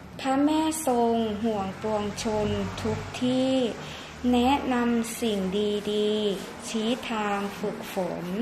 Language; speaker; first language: Thai; native; Thai